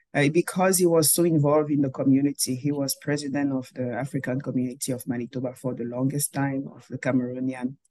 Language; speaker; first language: English; non-native, local second language; French